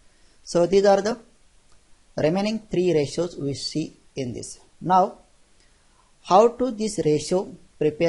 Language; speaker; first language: English; non-native, local second language; Marathi